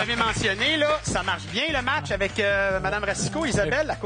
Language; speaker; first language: French; native; French